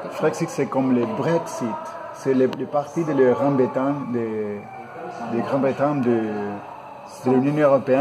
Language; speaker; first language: French; non-native, fluent; Spanish